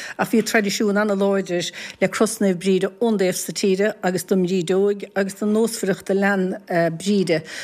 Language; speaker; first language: Irish; native; Irish